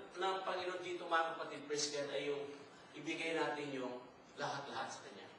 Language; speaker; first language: Filipino; non-native, local second language; Cebuano